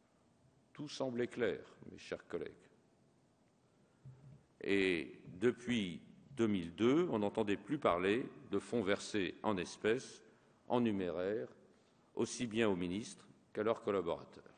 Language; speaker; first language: French; native; French